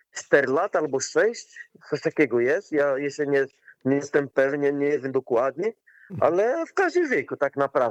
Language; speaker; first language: Polish; non-native, learner; Portuguese